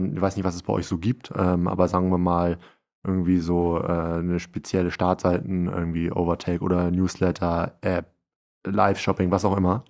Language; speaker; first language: German; native; German